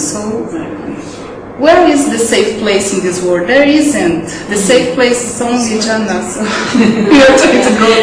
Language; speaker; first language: English; non-native, fluent; Portuguese